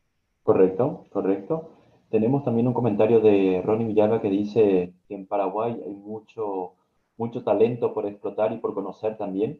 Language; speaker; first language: Spanish; native; Spanish